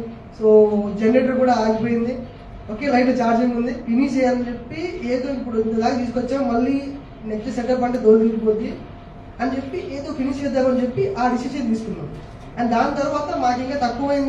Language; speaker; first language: Telugu; native; Telugu